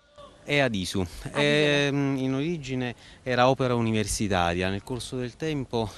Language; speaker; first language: Italian; native; Italian